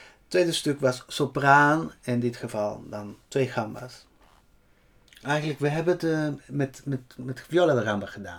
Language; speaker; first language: Dutch; non-native, fluent; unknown